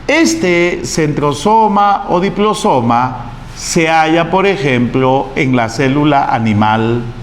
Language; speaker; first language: Spanish; native; Spanish